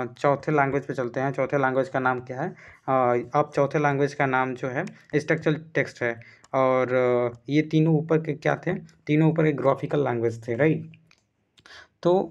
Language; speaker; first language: Hindi; native; Hindi